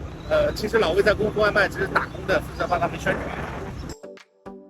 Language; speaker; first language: Chinese; native; Chinese